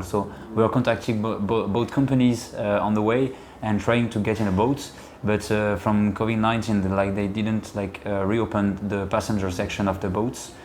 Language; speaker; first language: English; non-native, fluent; French